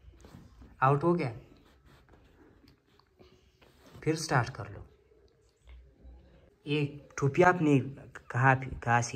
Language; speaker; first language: Hindi; non-native, learner; Pashto